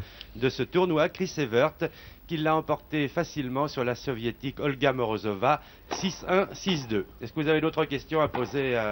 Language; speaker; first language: French; native; French